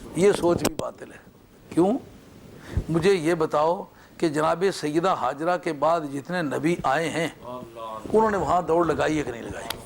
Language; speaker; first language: Urdu; non-native, local second language; Punjabi